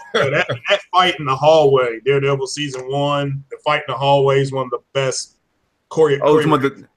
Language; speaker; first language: English; native; English